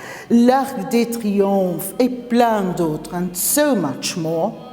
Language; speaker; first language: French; non-native, fluent; Maltese